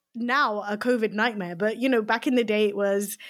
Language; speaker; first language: English; native; English